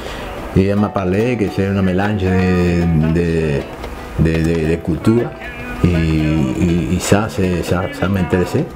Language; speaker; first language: French; non-native, fluent; Spanish